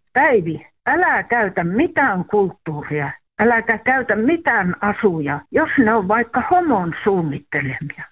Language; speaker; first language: Finnish; native; Finnish